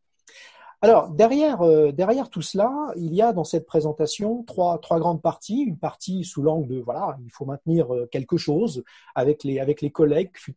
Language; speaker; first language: French; native; French